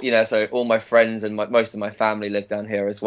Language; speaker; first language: English; native; English